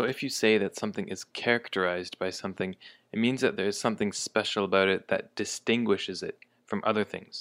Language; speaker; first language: English; native; English